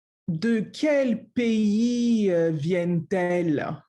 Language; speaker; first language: French; non-native, learner; English